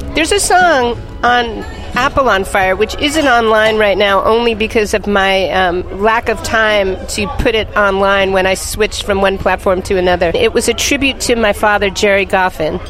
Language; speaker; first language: English; native; English